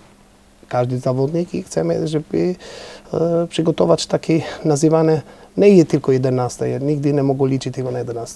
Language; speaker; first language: Polish; non-native, fluent; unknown